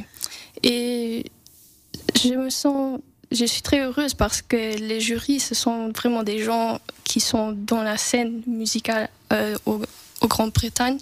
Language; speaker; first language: French; non-native, local second language; English